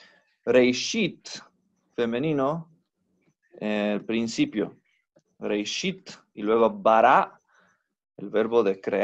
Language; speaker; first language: Spanish; non-native, fluent; English